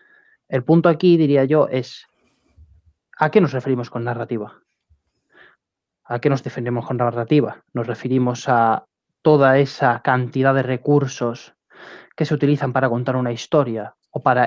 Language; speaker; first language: Spanish; native; Spanish